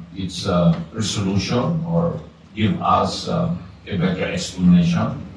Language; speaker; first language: English; non-native, local second language; Filipino